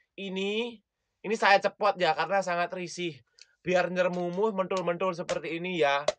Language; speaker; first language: Indonesian; non-native, local second language; Javanese